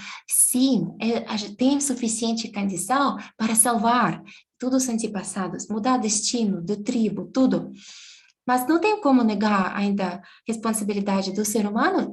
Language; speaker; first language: Portuguese; non-native, fluent; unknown